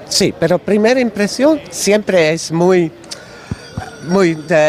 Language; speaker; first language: Spanish; non-native, learner; Dutch